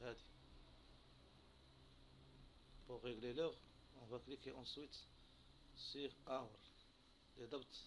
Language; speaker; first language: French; non-native, local second language; Arabic